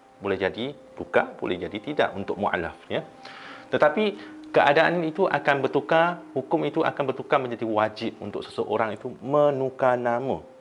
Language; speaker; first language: Malay; non-native, local second language; Chinese